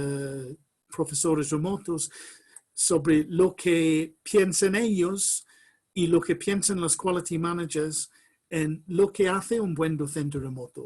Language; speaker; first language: Spanish; non-native, fluent; English